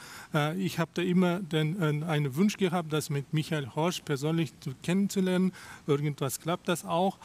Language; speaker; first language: German; non-native, fluent; Russian